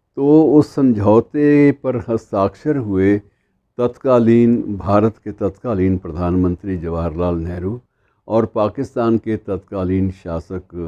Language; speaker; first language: Hindi; native; Hindi